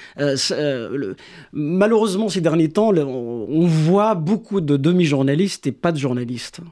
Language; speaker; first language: French; non-native, local second language; Kabyle